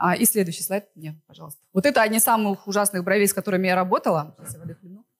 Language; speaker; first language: Russian; native; Russian